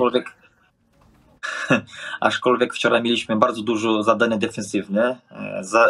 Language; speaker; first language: Polish; non-native, fluent; Portuguese